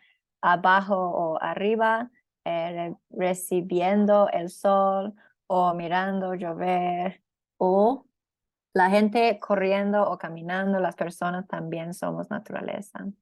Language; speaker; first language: Spanish; non-native, fluent; English